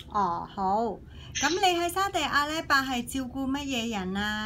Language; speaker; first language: Chinese; native; Chinese